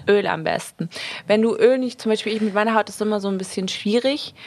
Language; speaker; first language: German; early bilingual, other home language; Spanish